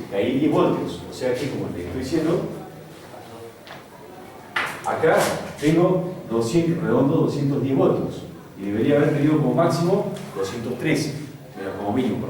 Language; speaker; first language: Spanish; native; Spanish